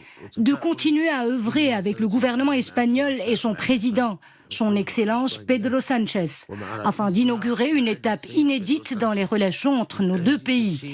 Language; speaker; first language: French; non-native, local second language; Arabic